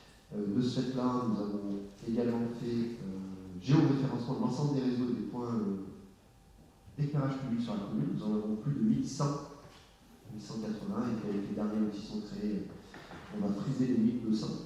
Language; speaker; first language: French; native; French